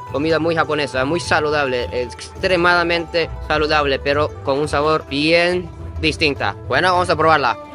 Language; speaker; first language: Spanish; non-native, fluent; Japanese